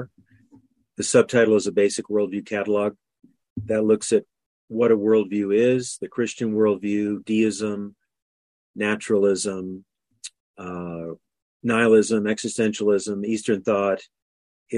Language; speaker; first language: English; native; English